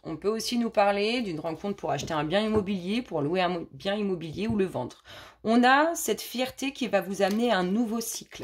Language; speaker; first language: French; native; French